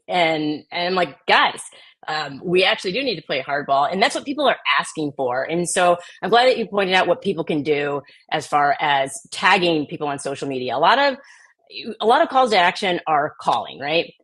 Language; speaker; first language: English; native; English